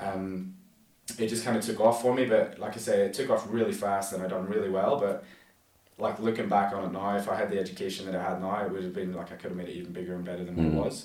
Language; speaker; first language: English; native; English